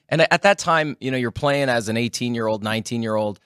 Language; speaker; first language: English; native; English